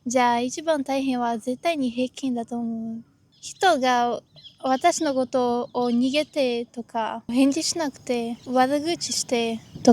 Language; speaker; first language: Japanese; non-native, learner; Portuguese